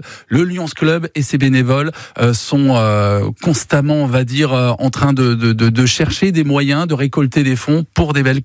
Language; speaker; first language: French; native; French